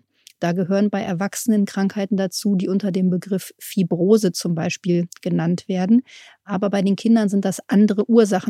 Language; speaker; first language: German; native; German